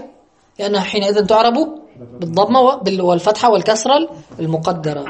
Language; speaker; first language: Arabic; native; Arabic